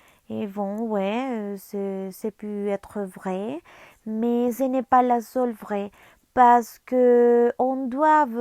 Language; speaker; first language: French; non-native, learner; Spanish